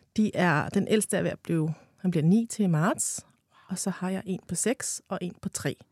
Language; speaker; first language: Danish; early bilingual, other home language; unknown